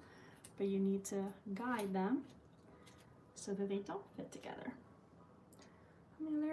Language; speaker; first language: English; early bilingual, other home language; Albanian